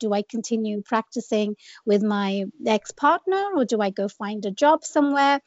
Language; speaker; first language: English; native; English